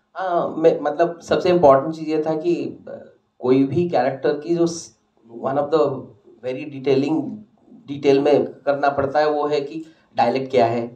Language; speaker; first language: Hindi; non-native, local second language; Odia